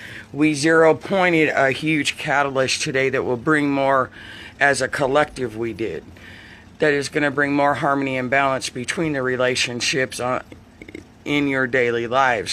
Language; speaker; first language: English; native; English